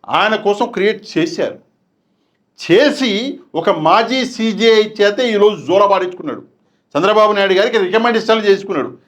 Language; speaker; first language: Telugu; non-native, local second language; Urdu